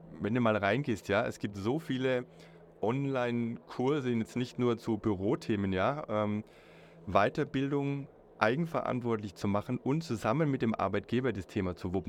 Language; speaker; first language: German; native; German